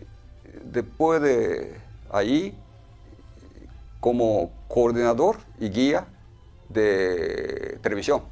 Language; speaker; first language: Spanish; non-native, fluent; Japanese